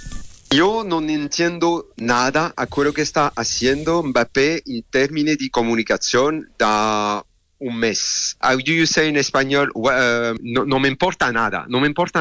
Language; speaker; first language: Spanish; non-native, learner; French